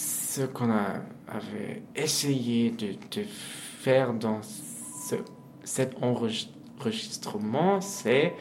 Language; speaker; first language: French; non-native, fluent; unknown